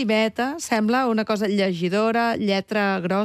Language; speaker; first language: Catalan; native; Catalan